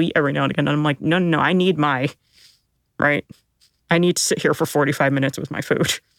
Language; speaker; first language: English; early bilingual, other home language; Filipino